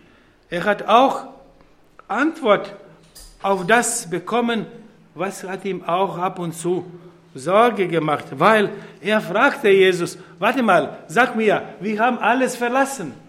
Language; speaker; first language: German; non-native, fluent; Croatian